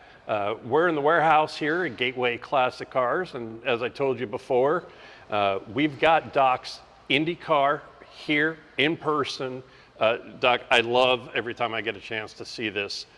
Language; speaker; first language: English; native; English